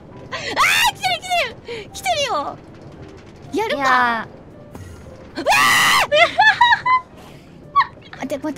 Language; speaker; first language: Japanese; native; Japanese